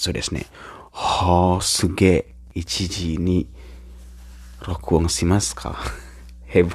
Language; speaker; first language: Japanese; non-native, learner; Indonesian